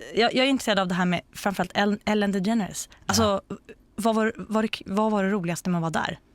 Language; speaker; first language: Swedish; native; Swedish